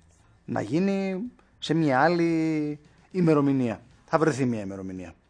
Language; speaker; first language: Greek; native; Greek